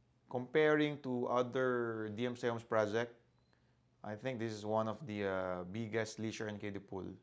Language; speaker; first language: English; non-native, local second language; Filipino